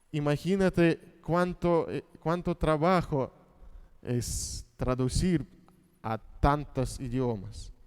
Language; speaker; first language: Spanish; non-native, fluent; Russian